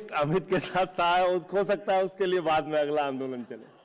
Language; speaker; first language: Hindi; native; Hindi